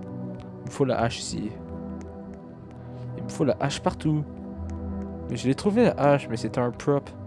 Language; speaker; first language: French; native; French